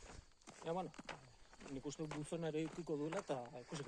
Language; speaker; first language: Basque; native; Basque